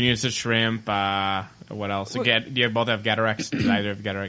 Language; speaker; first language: English; native; English